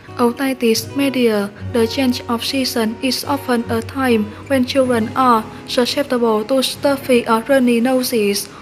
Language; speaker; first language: English; non-native, fluent; Vietnamese